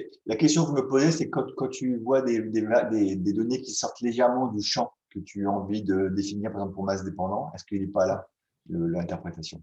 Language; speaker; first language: French; native; French